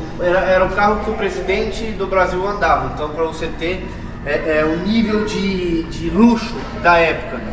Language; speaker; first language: Portuguese; native; Portuguese